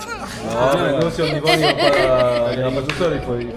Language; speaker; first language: French; early bilingual, other home language; Lao